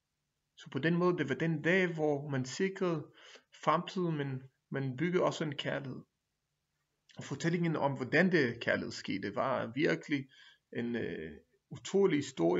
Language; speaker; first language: Danish; non-native, fluent; Hebrew